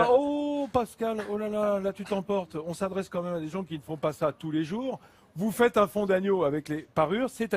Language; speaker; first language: French; native; French